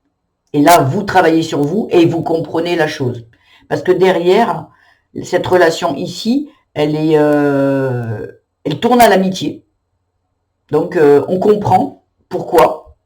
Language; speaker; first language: French; native; French